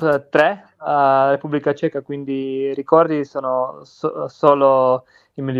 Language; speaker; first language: Italian; non-native, learner; Czech